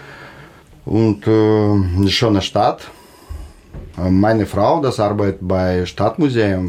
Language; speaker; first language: German; non-native, learner; Russian